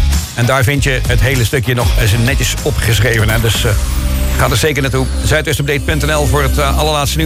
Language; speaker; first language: Dutch; native; Dutch